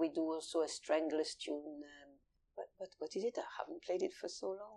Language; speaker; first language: English; early bilingual, other home language; French